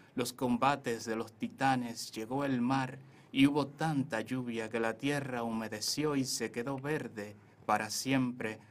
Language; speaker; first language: Spanish; native; Spanish